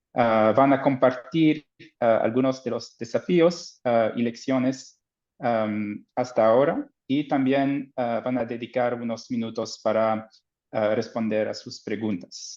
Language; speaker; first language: Spanish; non-native, fluent; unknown